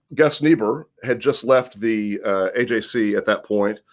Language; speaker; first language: English; native; English